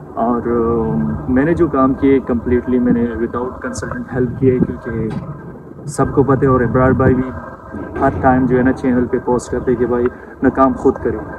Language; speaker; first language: Urdu; non-native, local second language; Pashto